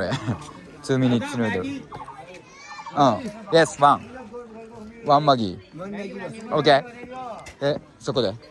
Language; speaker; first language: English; non-native, learner; Japanese